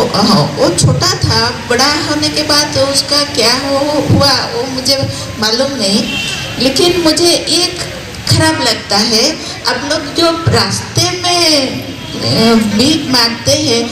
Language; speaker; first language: Hindi; non-native, local second language; Santali